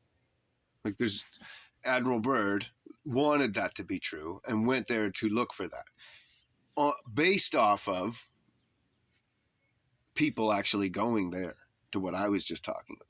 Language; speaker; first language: English; native; English